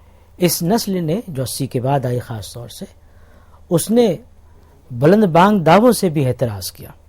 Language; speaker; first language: Urdu; native; Urdu